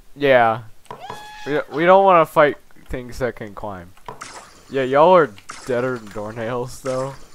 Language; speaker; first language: English; native; English